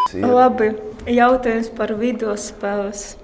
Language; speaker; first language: Latvian; non-native, local second language; Russian